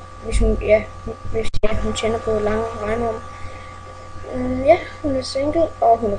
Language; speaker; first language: Danish; early bilingual, other home language; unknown